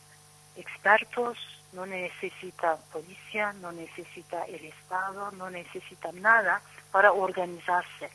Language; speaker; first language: Spanish; non-native, fluent; Turkish